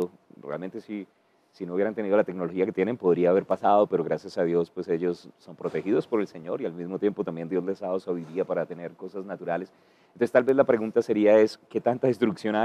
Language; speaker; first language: Spanish; native; Spanish